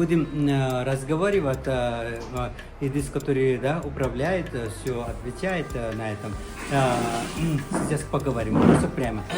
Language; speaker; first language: Russian; non-native, fluent; Nepali